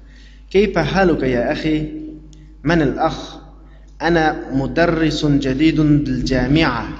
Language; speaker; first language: Arabic; non-native, fluent; Uyghur